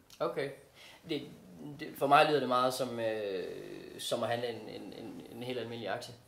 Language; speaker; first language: Danish; native; Danish